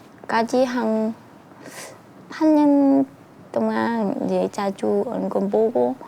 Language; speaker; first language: Korean; non-native, learner; Vietnamese